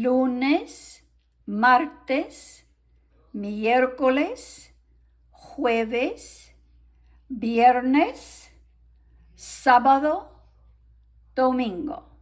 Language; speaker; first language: Spanish; non-native, fluent; English